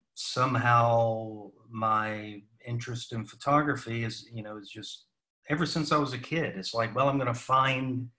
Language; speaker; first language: English; native; English